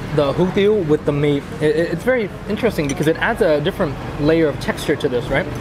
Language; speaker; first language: English; early bilingual, other home language; Vietnamese